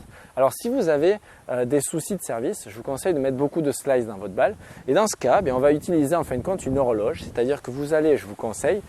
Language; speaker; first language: French; native; French